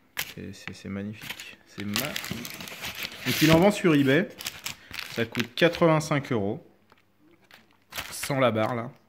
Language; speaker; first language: French; native; French